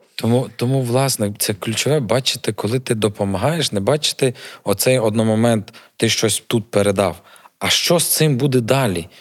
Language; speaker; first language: Ukrainian; native; Ukrainian